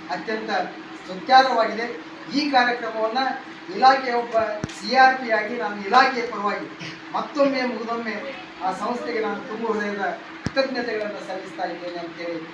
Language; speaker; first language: Kannada; native; Kannada